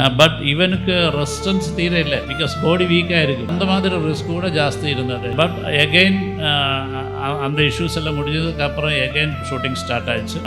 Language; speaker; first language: Tamil; non-native, local second language; Malayalam